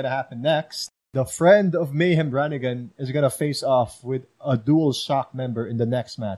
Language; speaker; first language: English; non-native, local second language; Filipino